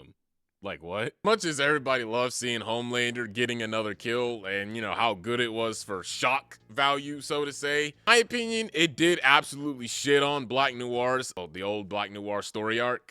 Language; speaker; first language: English; native; English